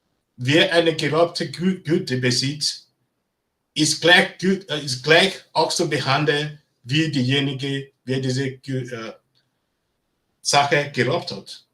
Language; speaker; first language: German; non-native, learner; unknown